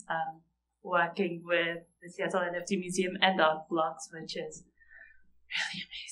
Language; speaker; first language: English; non-native, fluent; Portuguese